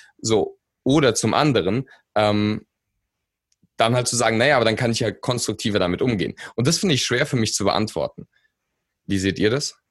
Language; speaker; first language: German; native; German